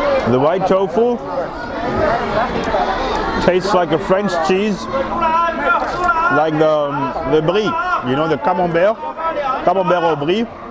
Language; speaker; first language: English; non-native, fluent; German